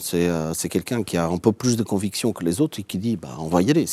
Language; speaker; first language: French; non-native, fluent; Portuguese